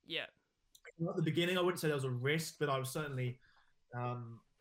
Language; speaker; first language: English; native; English